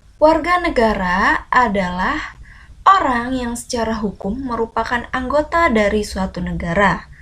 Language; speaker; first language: Indonesian; native; Indonesian